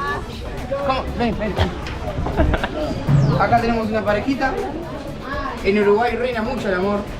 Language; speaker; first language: Spanish; native; Spanish